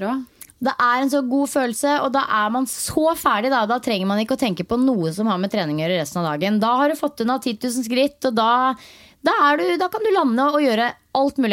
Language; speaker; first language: Norwegian; native; Norwegian